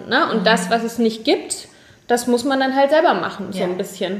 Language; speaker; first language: German; native; German